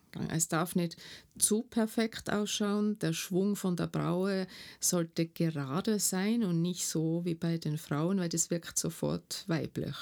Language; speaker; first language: German; native; German